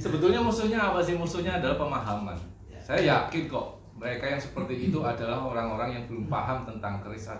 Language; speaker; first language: Indonesian; native; Indonesian